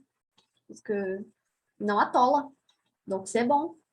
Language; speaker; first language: French; non-native, learner; Portuguese